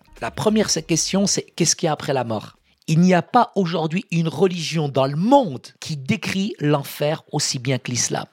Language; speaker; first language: French; early bilingual, other home language; Arabic